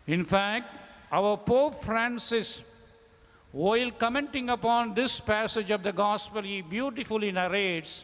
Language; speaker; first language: English; non-native, local second language; Tamil